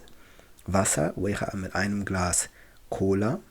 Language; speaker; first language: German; non-native, fluent; Tigrinya